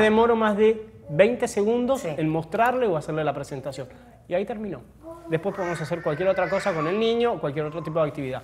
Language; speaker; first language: Spanish; native; Spanish